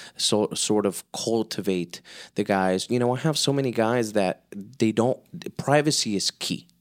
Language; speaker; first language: English; early bilingual, other home language; Spanish